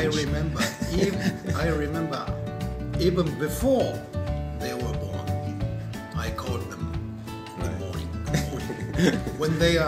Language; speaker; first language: English; non-native, fluent; Japanese